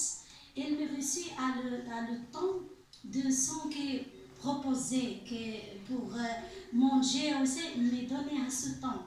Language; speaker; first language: French; non-native, learner; Arabic